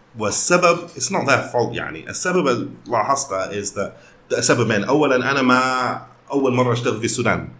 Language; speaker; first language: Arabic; early bilingual, heritage; Arabic